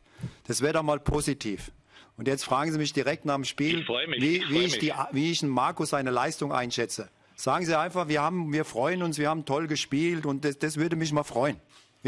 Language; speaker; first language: German; native; German